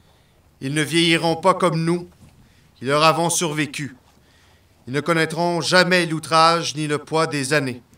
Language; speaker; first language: French; native; French